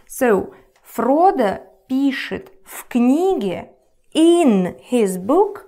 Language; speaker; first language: Russian; non-native, learner; English